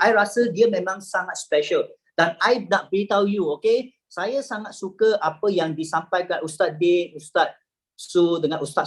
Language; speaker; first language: Malay; native; Malay